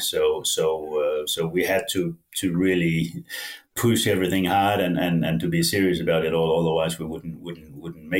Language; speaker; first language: English; non-native, fluent; Danish